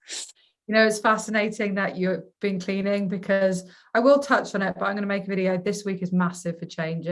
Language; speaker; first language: English; native; English